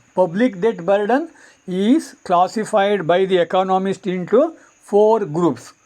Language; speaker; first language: English; non-native, local second language; Kannada